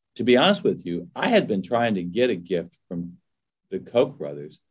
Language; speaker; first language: English; native; English